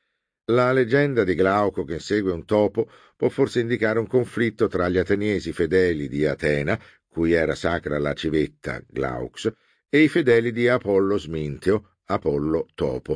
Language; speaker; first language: Italian; native; Italian